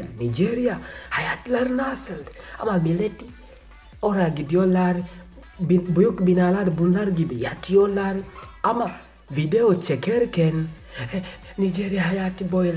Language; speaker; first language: Turkish; non-native, learner; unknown